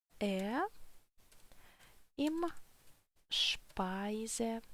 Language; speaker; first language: German; non-native, fluent; Ukrainian